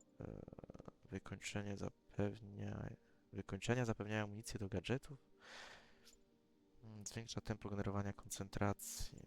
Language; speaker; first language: Polish; native; Polish